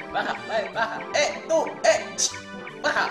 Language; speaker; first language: Spanish; native; Spanish